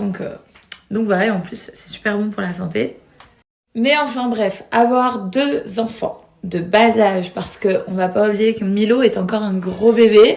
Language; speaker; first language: French; native; French